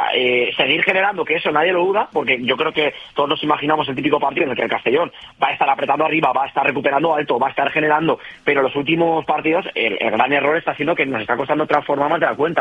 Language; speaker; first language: Spanish; native; Spanish